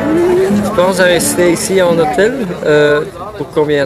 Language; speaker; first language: French; non-native, local second language; Dutch